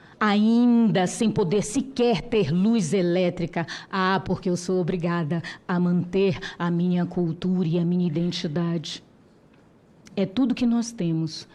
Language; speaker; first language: Portuguese; non-native, local second language; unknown